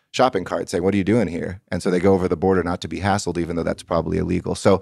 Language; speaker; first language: English; native; English